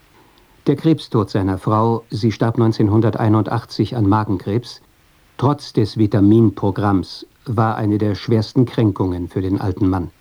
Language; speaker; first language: German; native; German